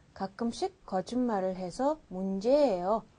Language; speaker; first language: Korean; non-native, learner; Mongolian